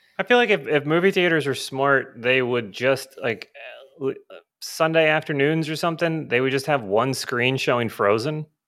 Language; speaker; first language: English; native; English